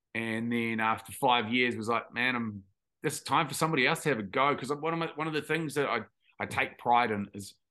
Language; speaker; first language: English; native; English